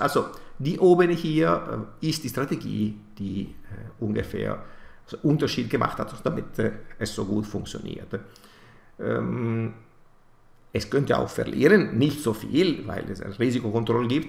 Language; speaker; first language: German; non-native, fluent; Italian